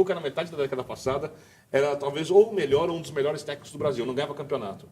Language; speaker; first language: Portuguese; native; Portuguese